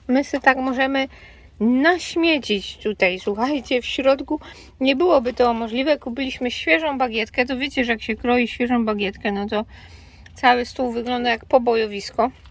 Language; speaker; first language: Polish; native; Polish